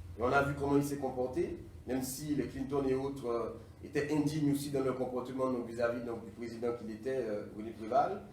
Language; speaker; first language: French; non-native, local second language; Haitian Creole